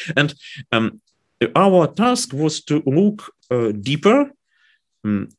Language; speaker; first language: English; non-native, fluent; Ukrainian